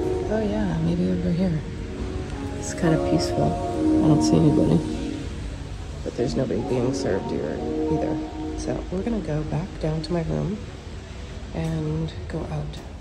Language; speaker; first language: English; native; English